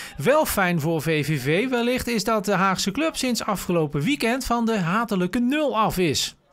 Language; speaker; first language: Dutch; native; Dutch